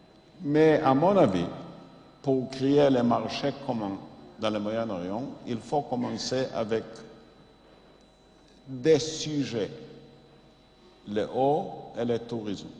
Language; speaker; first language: French; non-native, fluent; Yiddish